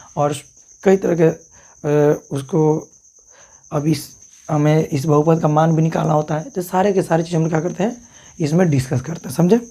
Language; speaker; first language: Hindi; native; Hindi